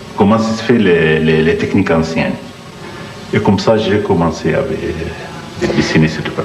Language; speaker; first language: French; non-native, fluent; Arabic